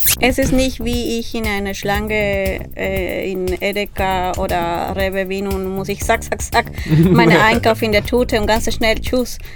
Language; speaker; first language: German; non-native, fluent; Spanish